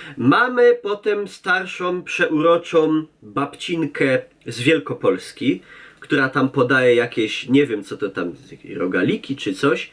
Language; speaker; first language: Polish; native; Polish